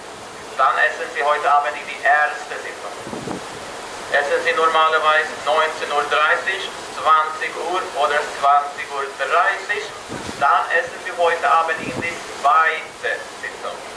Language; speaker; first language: German; non-native, learner; English